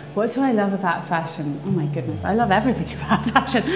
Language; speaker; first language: English; native; English